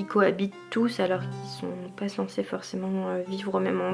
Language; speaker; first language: French; native; French